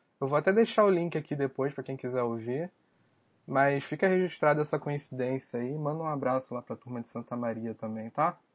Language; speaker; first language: Portuguese; native; Portuguese